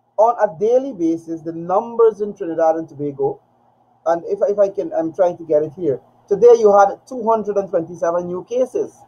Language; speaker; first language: English; native; English